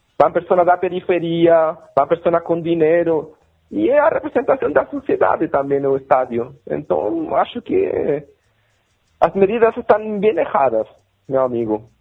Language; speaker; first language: Portuguese; non-native, fluent; Spanish